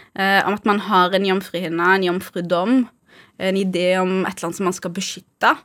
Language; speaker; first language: Norwegian; native; Norwegian